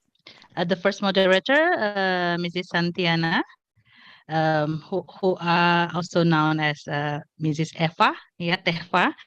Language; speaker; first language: English; non-native, fluent; Indonesian